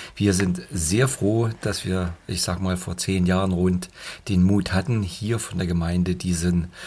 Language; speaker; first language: German; native; German